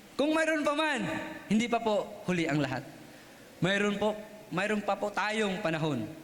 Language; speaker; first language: Filipino; non-native, local second language; Cebuano